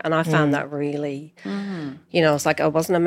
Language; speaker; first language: English; native; English